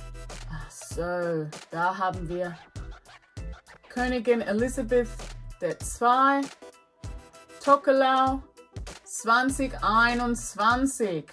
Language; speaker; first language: German; non-native, learner; English